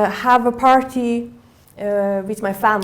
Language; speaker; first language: English; non-native, learner; Persian